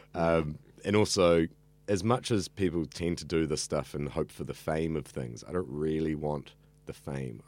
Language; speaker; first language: English; native; English